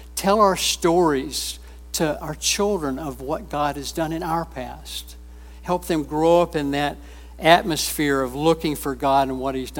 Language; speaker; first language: English; native; English